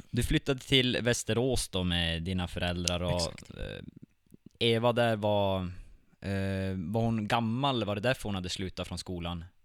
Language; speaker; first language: Swedish; native; Swedish